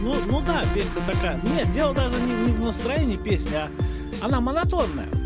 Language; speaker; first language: Russian; native; Russian